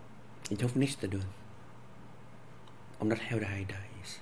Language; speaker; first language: Dutch; non-native, fluent; Vietnamese